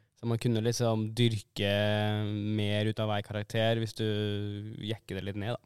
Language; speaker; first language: Norwegian; native; Norwegian